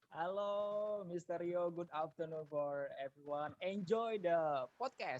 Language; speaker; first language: English; non-native, learner; Indonesian